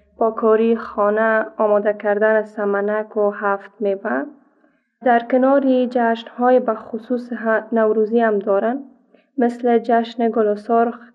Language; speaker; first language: Persian; native; Persian